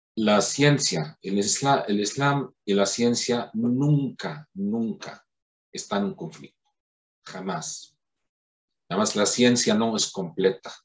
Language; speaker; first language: Spanish; non-native, fluent; Arabic